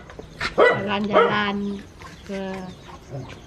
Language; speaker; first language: Indonesian; non-native, local second language; Balinese